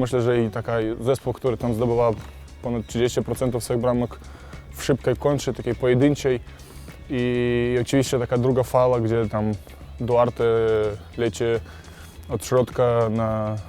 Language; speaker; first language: Polish; non-native, fluent; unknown